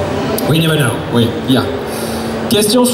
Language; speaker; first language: French; native; French